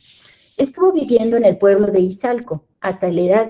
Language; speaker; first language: Spanish; native; Spanish